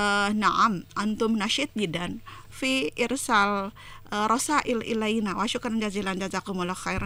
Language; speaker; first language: Arabic; non-native, fluent; Indonesian